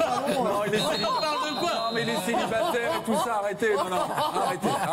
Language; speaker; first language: French; native; French